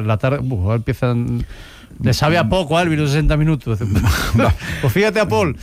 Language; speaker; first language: Spanish; native; Spanish